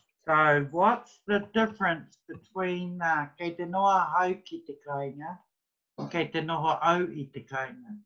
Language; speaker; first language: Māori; non-native, fluent; English